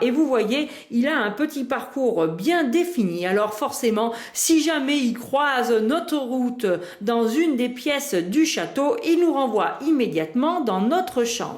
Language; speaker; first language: French; native; French